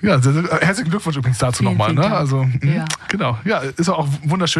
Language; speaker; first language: German; native; German